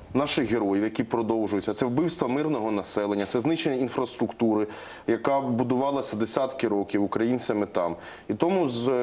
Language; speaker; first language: Ukrainian; native; Ukrainian